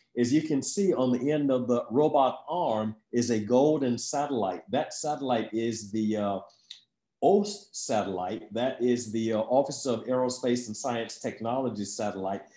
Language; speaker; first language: English; native; English